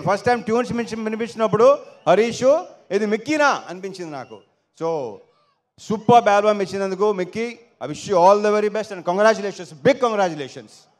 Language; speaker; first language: Telugu; native; Telugu